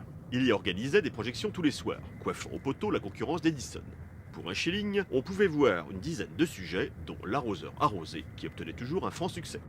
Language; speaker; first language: French; native; French